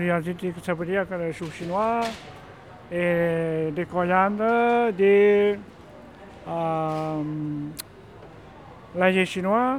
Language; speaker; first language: French; non-native, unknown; Hmong